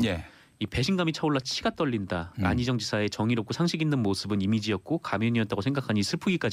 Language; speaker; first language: Korean; native; Korean